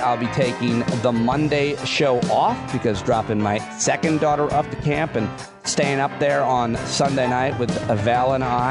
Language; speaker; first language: English; native; English